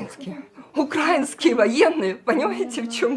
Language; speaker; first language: Russian; native; Russian